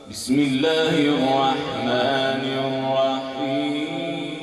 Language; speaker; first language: Arabic; native; Arabic